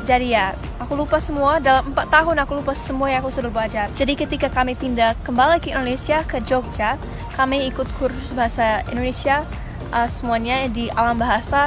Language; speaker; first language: Indonesian; early bilingual, other home language; English